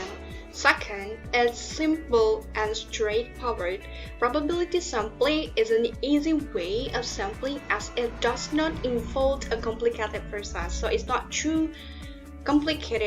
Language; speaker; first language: English; non-native, learner; Indonesian